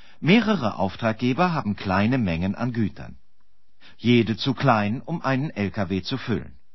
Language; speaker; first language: German; native; German